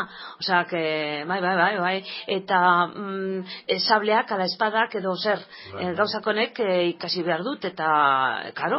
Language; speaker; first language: Basque; non-native, local second language; Spanish